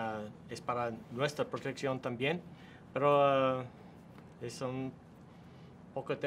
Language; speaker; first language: Spanish; non-native, learner; English